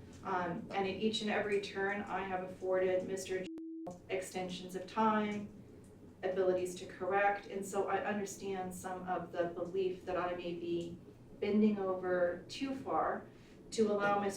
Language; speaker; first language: English; native; English